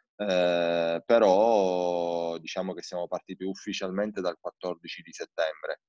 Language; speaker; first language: Italian; native; Italian